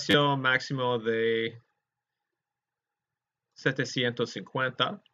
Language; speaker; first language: Spanish; non-native, fluent; English